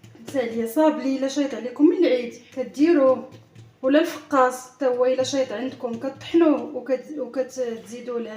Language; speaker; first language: Arabic; native; Arabic